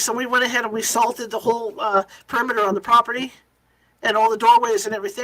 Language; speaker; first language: English; native; English